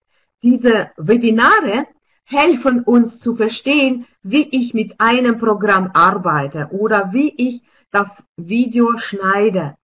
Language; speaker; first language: German; non-native, fluent; Russian